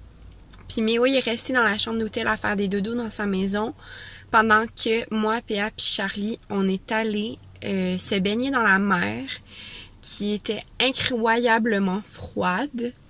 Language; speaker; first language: French; native; French